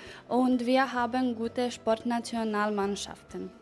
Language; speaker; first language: German; non-native, learner; Croatian